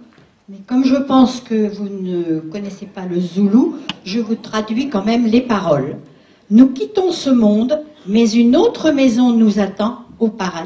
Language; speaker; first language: French; native; French